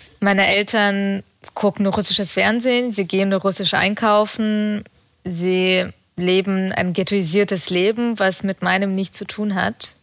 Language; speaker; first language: German; early bilingual, other home language; Russian